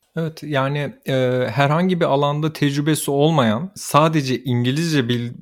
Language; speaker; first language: Turkish; native; Turkish